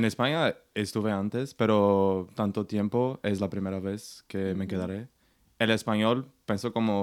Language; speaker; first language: Spanish; non-native, learner; Portuguese